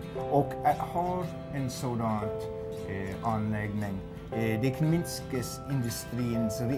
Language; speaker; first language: Swedish; non-native, fluent; English